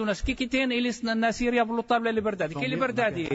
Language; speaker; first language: Portuguese; non-native, fluent; Arabic